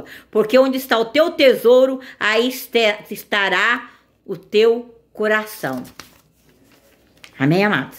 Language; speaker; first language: Portuguese; native; Portuguese